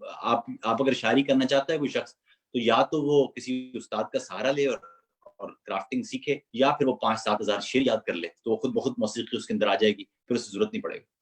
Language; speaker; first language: Urdu; non-native, local second language; Punjabi